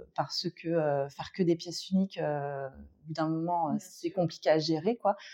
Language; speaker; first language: French; native; French